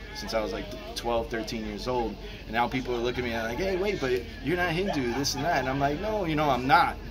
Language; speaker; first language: English; native; English